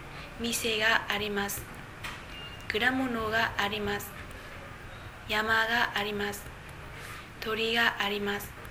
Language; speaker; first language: Japanese; non-native, learner; Vietnamese